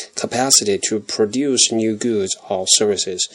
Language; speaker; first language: English; non-native, fluent; Chinese